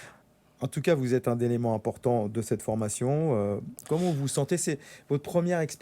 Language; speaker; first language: French; native; French